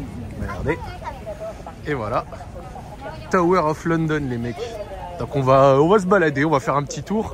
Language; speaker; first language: French; native; French